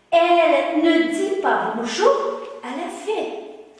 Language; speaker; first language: French; non-native, learner; Uzbek